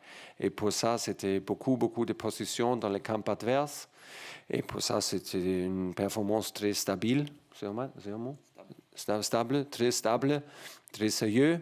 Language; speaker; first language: French; non-native, learner; German